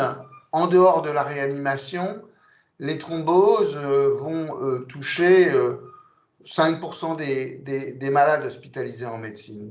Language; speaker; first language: French; native; French